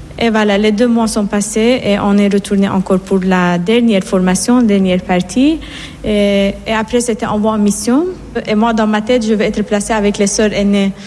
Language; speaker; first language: French; non-native, fluent; Persian